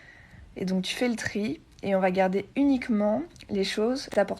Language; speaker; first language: French; native; French